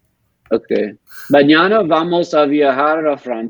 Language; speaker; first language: Spanish; non-native, learner; English